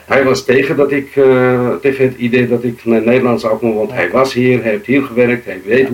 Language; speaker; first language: Dutch; non-native, fluent; Riffian